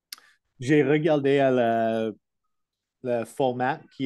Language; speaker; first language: French; non-native, learner; English